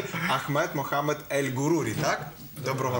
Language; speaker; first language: Ukrainian; native; Ukrainian